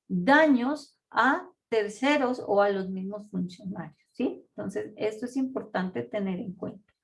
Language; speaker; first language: Spanish; native; Spanish